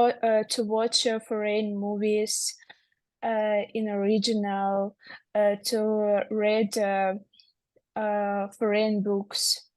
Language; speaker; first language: English; non-native, learner; Russian